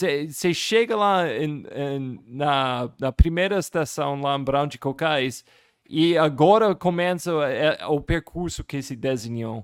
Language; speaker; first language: Portuguese; non-native, fluent; English